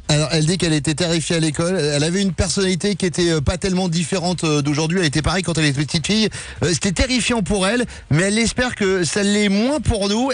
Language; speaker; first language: French; native; French